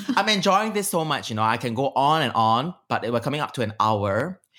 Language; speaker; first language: English; native; English